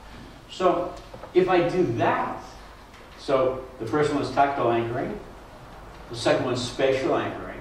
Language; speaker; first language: English; native; English